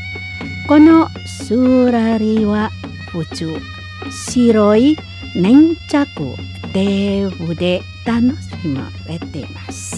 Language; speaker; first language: Japanese; non-native, learner; Indonesian